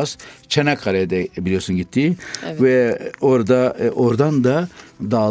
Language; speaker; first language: Turkish; non-native, fluent; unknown